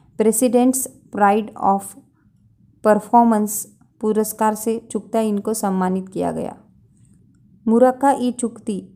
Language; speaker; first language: Hindi; non-native, local second language; Marathi